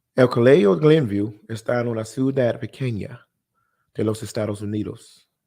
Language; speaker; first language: Spanish; non-native, learner; English